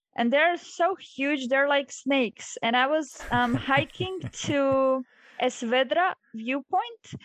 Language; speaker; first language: English; non-native, fluent; Croatian